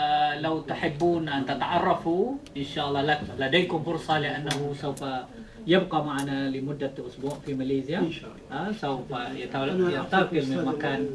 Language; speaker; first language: Arabic; non-native, fluent; Malay